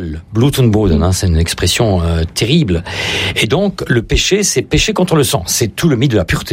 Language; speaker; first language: French; native; French